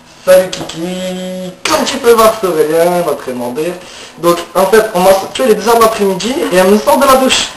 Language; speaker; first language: French; native; French